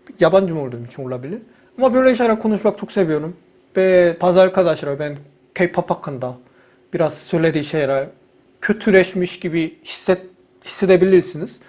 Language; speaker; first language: Turkish; non-native, fluent; Korean